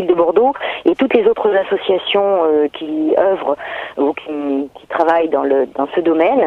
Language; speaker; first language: French; native; French